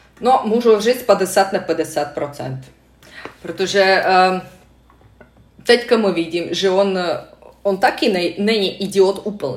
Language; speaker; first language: Czech; non-native, fluent; Russian